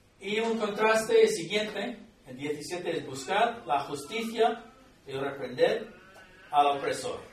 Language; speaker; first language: Spanish; non-native, fluent; English